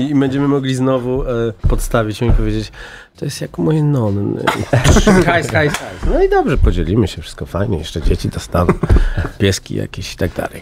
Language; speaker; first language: Polish; native; Polish